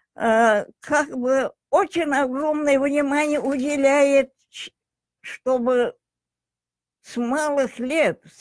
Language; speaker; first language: Russian; non-native, local second language; Tajik